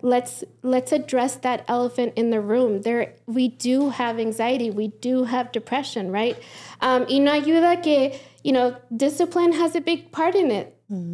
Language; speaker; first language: English; early bilingual, other home language; Spanish